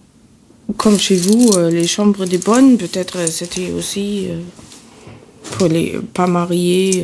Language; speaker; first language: French; non-native, fluent; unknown